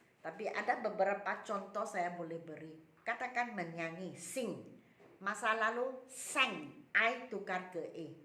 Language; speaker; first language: Malay; non-native, local second language; Chinese